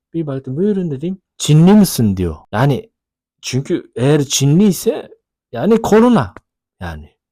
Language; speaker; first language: Turkish; non-native, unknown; Japanese